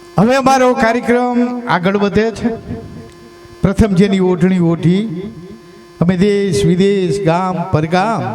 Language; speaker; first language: Gujarati; native; Gujarati